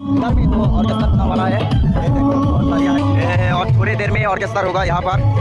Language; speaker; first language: Hindi; non-native, local second language; Kok Borok